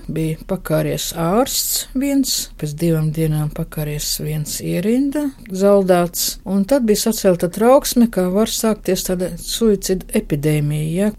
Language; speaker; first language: Latvian; non-native, local second language; Russian